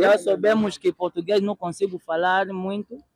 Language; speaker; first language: Portuguese; non-native, learner; Lingala